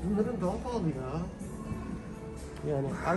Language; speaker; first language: Turkish; native; Turkish